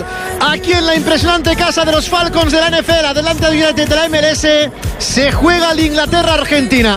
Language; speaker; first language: Spanish; native; Spanish